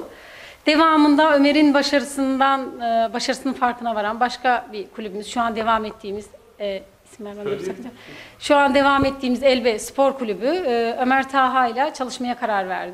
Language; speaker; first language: Turkish; native; Turkish